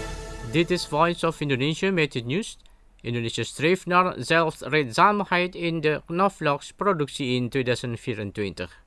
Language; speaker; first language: Dutch; non-native, fluent; Indonesian